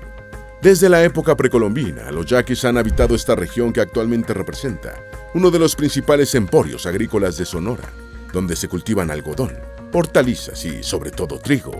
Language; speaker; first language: Spanish; native; Spanish